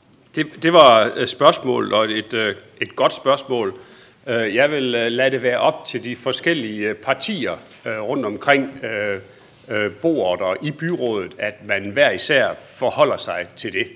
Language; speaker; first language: Danish; native; Danish